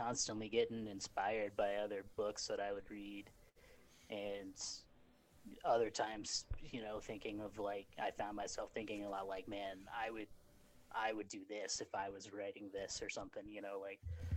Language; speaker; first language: English; native; English